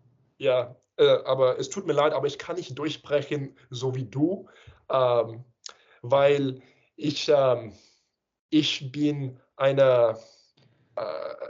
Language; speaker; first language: German; non-native, learner; English